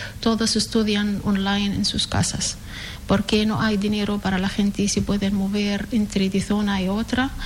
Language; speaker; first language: Spanish; non-native, learner; Arabic